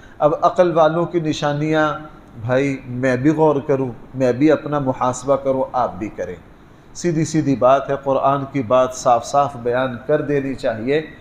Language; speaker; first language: Urdu; non-native, local second language; Punjabi